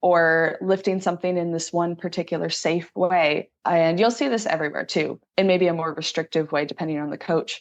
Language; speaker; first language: English; native; English